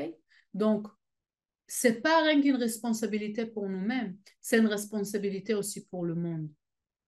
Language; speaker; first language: French; non-native, fluent; Hebrew